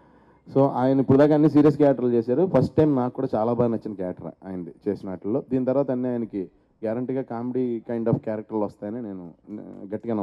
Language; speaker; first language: Telugu; native; Telugu